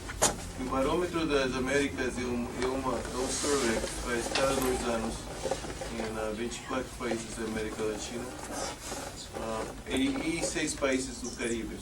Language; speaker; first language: Portuguese; non-native, fluent; English